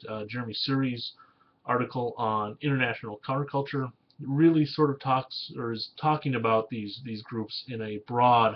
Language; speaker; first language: English; native; English